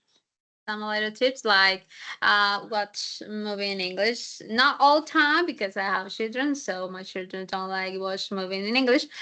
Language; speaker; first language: English; non-native, fluent; Spanish